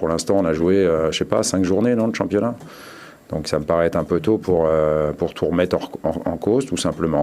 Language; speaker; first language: French; native; French